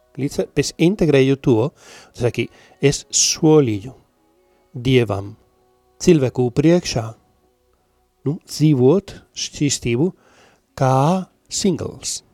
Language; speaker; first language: Latvian; non-native, learner; Spanish